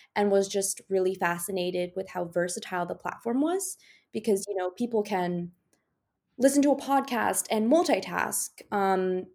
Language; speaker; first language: English; native; English